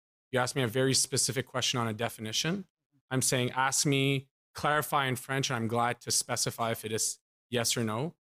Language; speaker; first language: English; non-native, fluent; French